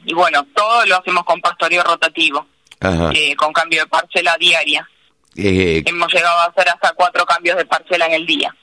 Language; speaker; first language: Spanish; native; Spanish